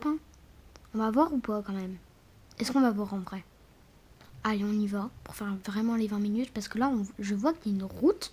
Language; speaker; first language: French; native; French